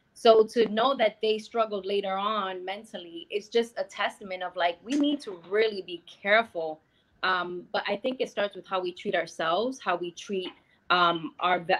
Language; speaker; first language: English; native; English